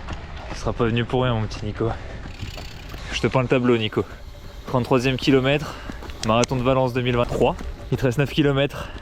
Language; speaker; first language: French; native; French